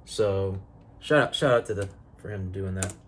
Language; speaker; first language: English; native; English